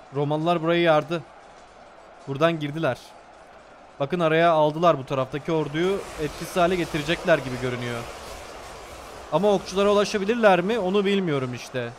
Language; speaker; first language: Turkish; native; Turkish